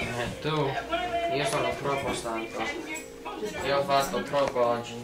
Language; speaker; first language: Italian; non-native, learner; English